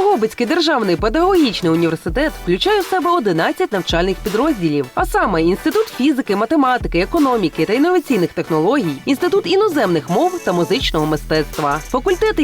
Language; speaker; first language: Ukrainian; native; Ukrainian